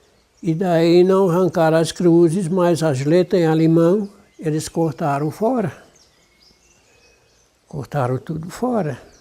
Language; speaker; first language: Portuguese; non-native, local second language; German